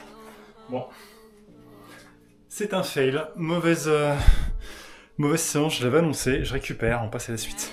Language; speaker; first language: French; native; French